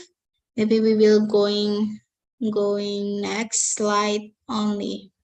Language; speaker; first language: English; non-native, fluent; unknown